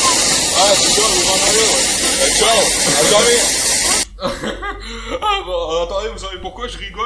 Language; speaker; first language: French; native; French